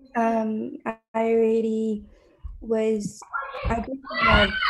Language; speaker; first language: English; native; English